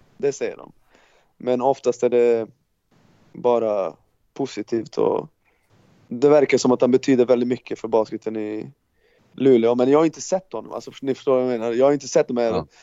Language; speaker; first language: Swedish; non-native, fluent; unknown